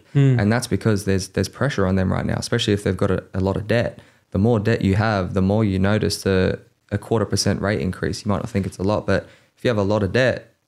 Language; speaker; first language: English; native; English